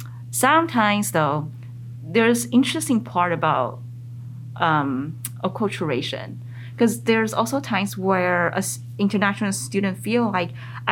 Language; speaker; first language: English; non-native, fluent; Chinese